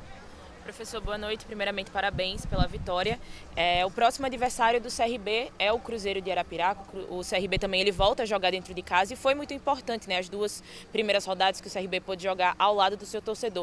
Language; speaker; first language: Portuguese; native; Portuguese